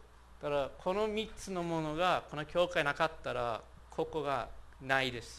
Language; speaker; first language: Japanese; non-native, fluent; English